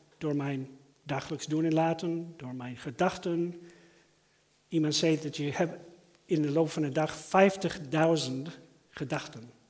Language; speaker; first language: Dutch; non-native, fluent; English